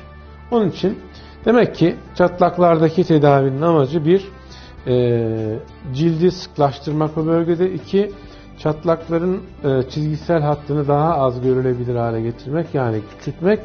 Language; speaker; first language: Turkish; native; Turkish